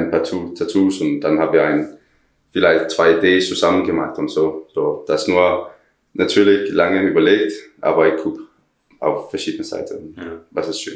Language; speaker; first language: German; non-native, learner; Danish